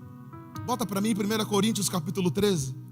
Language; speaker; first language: Portuguese; native; Portuguese